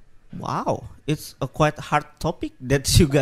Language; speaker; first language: English; non-native, learner; Indonesian